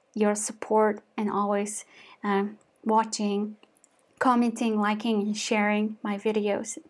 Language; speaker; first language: English; non-native, fluent; Mongolian